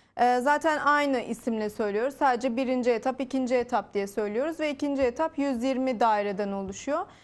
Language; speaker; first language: Turkish; native; Turkish